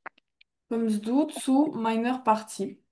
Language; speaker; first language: German; non-native, fluent; French